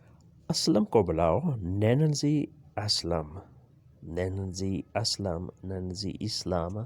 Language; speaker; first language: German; non-native, learner; Urdu